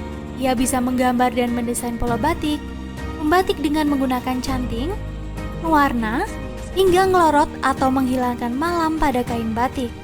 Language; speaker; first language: Indonesian; native; Indonesian